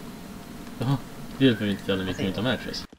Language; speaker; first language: Swedish; native; Swedish